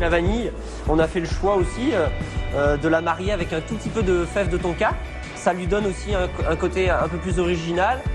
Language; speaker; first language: French; native; French